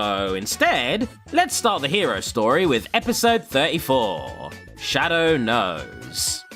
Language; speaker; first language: English; native; English